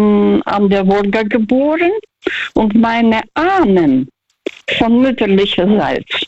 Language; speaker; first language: German; non-native, fluent; Russian